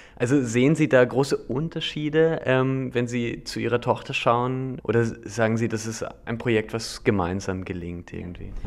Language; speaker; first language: German; native; German